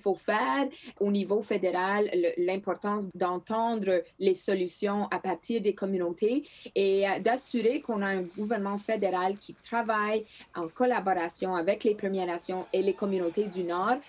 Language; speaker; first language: French; non-native, local second language; Greek